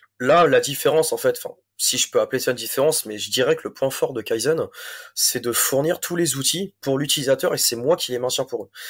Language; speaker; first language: French; native; French